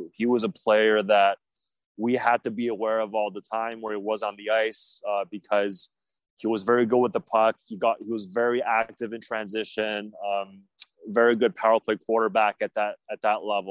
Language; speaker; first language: English; native; English